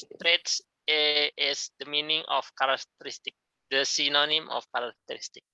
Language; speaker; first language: English; non-native, learner; Indonesian